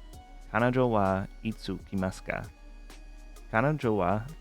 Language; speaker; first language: Japanese; non-native, learner; English